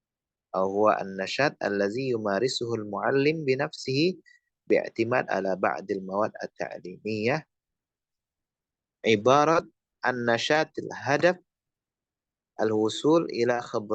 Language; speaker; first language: Arabic; non-native, fluent; Indonesian